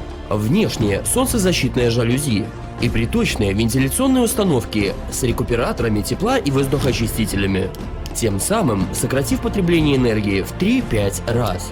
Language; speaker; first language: Russian; native; Russian